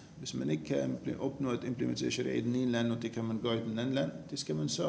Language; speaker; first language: Danish; non-native, fluent; Arabic